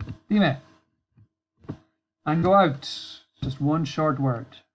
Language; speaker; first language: English; native; English